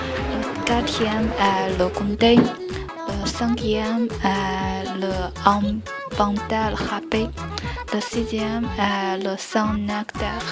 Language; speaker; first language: French; non-native, learner; Chinese